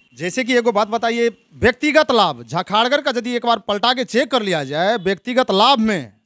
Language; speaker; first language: Hindi; native; Hindi